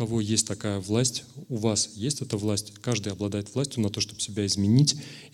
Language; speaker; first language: Russian; native; Russian